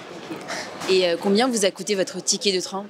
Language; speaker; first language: French; native; French